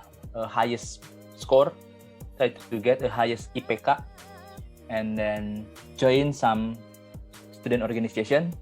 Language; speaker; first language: English; non-native, fluent; Indonesian